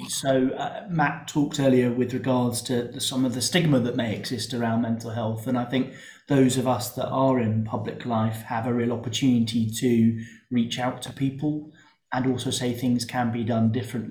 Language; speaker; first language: English; native; English